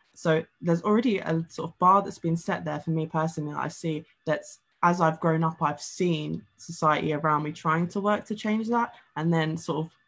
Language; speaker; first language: English; native; English